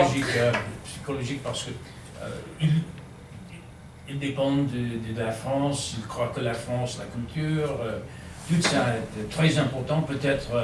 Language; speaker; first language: French; non-native, learner; English